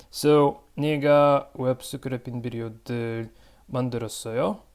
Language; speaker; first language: Korean; non-native, learner; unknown